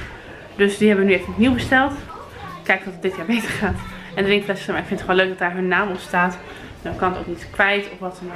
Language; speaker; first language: Dutch; native; Dutch